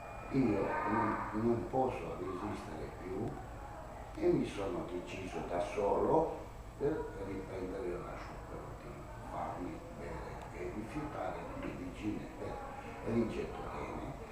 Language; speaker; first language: Italian; non-native, learner; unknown